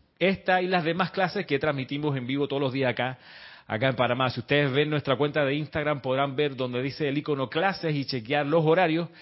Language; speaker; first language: Spanish; native; Spanish